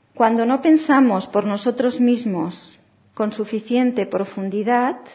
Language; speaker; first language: Spanish; non-native, local second language; Catalan